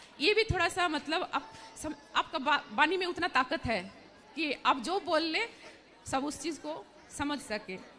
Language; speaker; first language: Hindi; non-native, local second language; Bangla